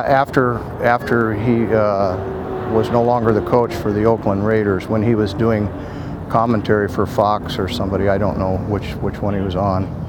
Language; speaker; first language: English; native; English